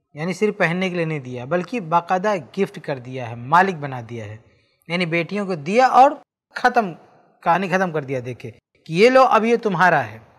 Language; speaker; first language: Urdu; native; Urdu